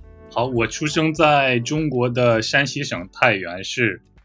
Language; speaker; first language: Chinese; native; Chinese